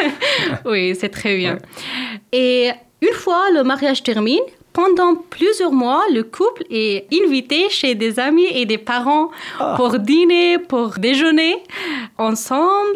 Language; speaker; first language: French; non-native, learner; Persian